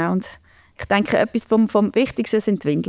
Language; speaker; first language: German; native; German